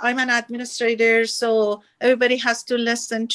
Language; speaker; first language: English; non-native, fluent; Persian